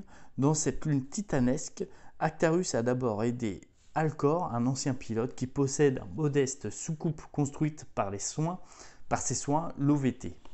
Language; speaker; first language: French; native; French